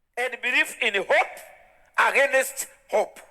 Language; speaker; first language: English; non-native, local second language; Swahili